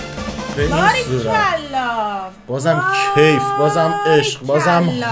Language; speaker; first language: Persian; native; Persian